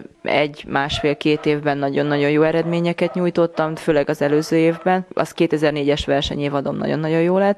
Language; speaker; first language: Hungarian; native; Hungarian